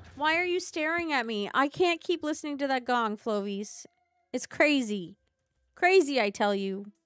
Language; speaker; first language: English; native; English